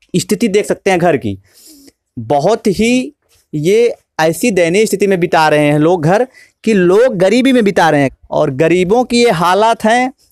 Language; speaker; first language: Hindi; native; Hindi